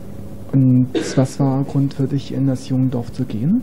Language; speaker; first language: German; native; German